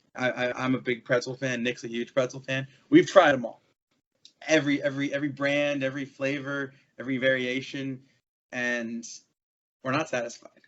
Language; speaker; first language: English; native; English